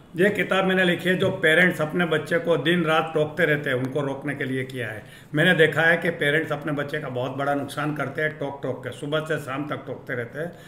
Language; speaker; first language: Hindi; non-native, local second language; Gujarati